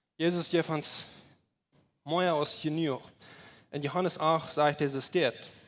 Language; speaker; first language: German; non-native, learner; Plautdietsch